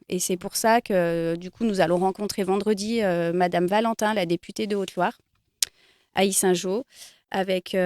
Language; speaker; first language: French; native; French